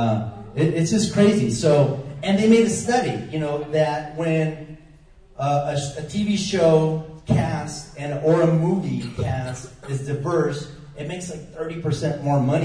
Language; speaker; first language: English; native; English